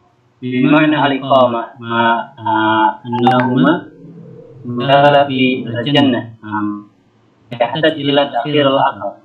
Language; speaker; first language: Arabic; non-native, learner; Indonesian